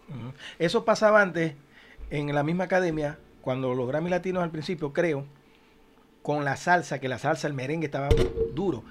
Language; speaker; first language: Spanish; native; Spanish